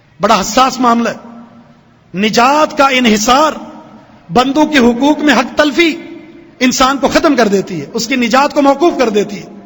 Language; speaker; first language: Urdu; native; Urdu